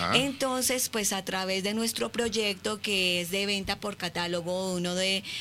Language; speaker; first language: Spanish; native; Spanish